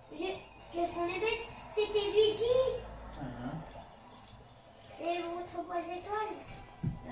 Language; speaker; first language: French; native; French